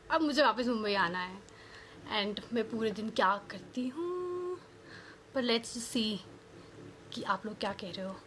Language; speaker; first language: Hindi; native; Hindi